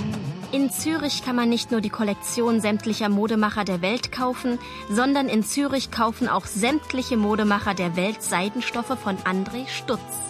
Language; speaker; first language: German; native; German